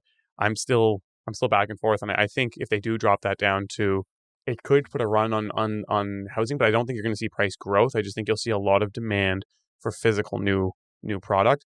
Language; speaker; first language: English; native; English